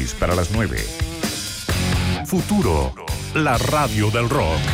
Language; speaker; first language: Spanish; native; Spanish